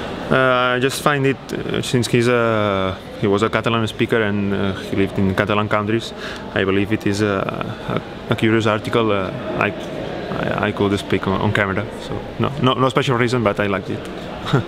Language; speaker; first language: English; non-native, fluent; Catalan